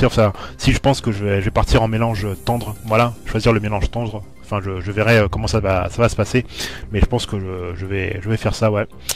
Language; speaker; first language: French; native; French